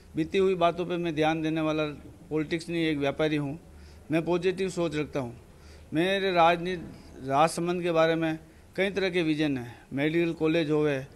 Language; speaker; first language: Hindi; native; Hindi